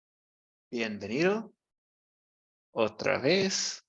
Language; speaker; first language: Spanish; non-native, fluent; English